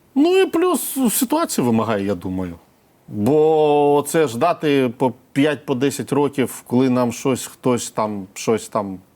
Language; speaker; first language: Ukrainian; non-native, local second language; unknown